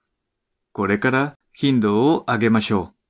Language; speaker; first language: Japanese; non-native, fluent; Spanish